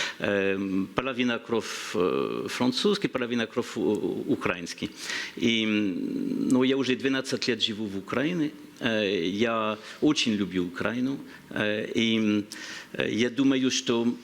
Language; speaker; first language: Russian; non-native, learner; French